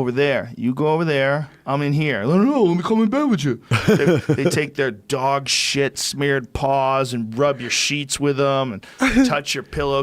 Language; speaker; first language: English; native; English